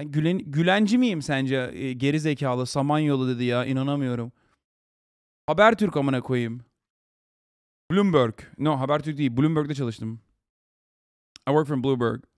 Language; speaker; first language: Turkish; early bilingual, heritage; Turkish